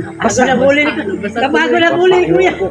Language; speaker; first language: Filipino; non-native, local second language; Cebuano